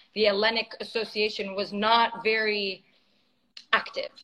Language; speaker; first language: English; native; English